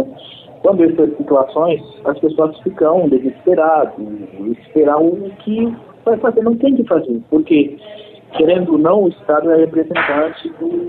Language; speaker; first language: Portuguese; non-native, fluent; Haitian Creole